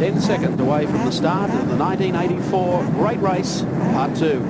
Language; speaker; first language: English; native; English